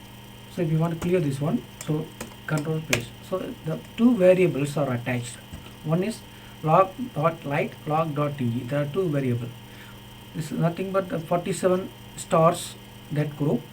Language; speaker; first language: English; non-native, local second language; Tamil